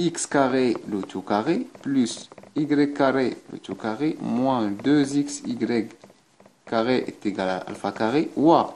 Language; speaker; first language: French; non-native, local second language; Arabic